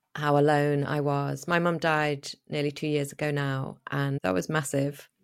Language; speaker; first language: English; native; English